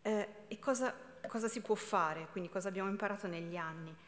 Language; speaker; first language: Italian; native; Italian